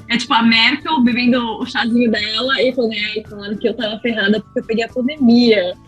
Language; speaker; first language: Portuguese; native; Portuguese